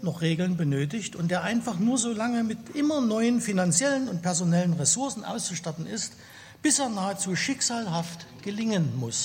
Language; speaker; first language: German; native; German